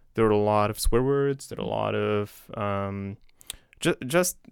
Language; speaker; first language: English; non-native, fluent; Arabic